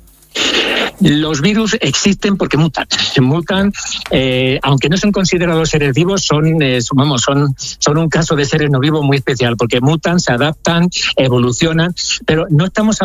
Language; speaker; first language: Spanish; native; Spanish